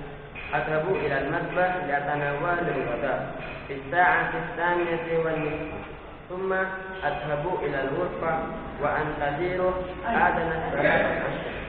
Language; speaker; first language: Arabic; non-native, learner; Indonesian